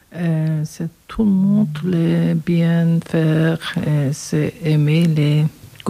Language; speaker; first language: French; non-native, learner; Turkish